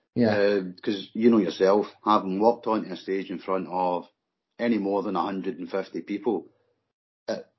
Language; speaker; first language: English; native; English